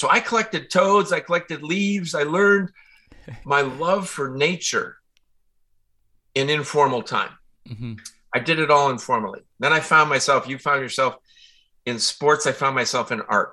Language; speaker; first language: English; native; English